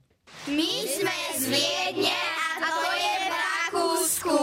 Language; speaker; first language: Slovak; early bilingual, other home language; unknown